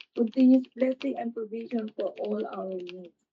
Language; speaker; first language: English; non-native, local second language; Filipino